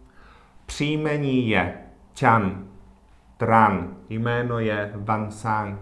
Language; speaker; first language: Czech; non-native, fluent; Vietnamese